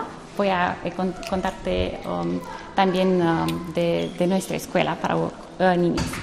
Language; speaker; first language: Spanish; non-native, learner; Romanian